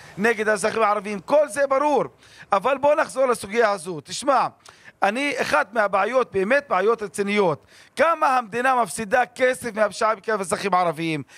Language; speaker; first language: Hebrew; non-native, local second language; Arabic